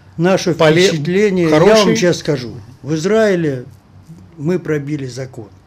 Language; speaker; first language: Russian; native; Russian